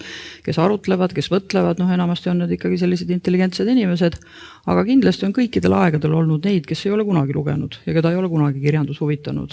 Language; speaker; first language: Estonian; native; Estonian